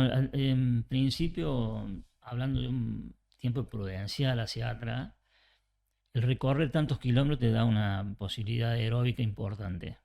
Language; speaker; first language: Spanish; native; Spanish